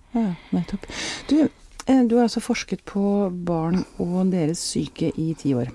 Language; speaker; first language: Norwegian; native; Norwegian